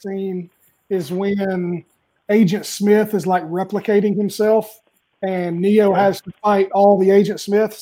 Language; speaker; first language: English; native; English